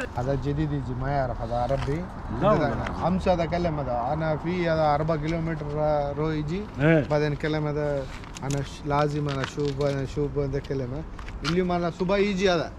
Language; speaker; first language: Arabic; non-native, learner; Telugu